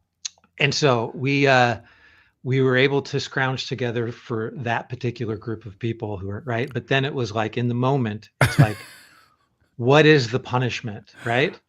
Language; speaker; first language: English; native; English